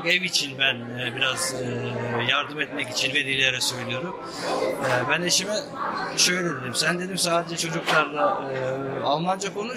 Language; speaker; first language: Turkish; early bilingual, other home language; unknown